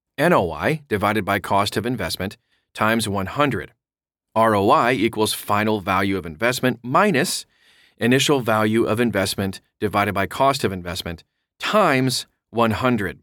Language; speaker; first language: English; native; English